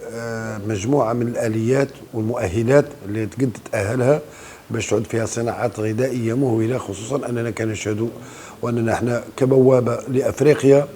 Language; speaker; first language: Arabic; native; Arabic